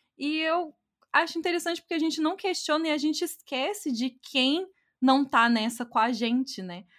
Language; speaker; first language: Portuguese; native; Portuguese